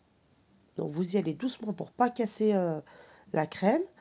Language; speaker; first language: French; native; French